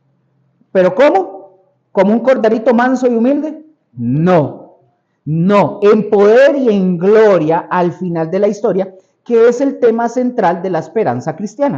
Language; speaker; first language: Spanish; native; Spanish